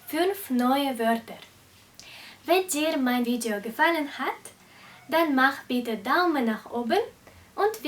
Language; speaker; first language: German; non-native, fluent; Russian